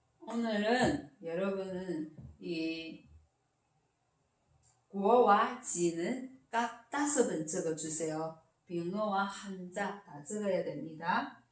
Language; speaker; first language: Korean; non-native, learner; Chinese